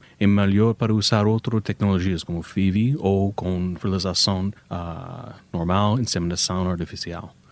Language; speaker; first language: Portuguese; non-native, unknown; English